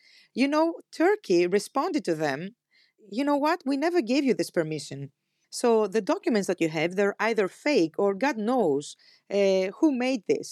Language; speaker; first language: English; non-native, fluent; Greek